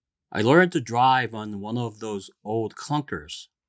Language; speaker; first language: English; non-native, fluent; Korean